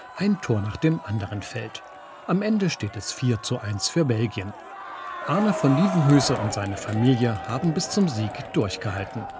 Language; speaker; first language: German; native; German